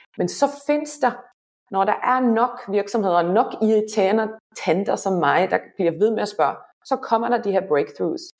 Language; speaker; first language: Danish; non-native, fluent; Finnish